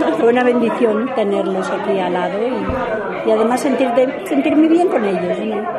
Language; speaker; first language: Spanish; native; Spanish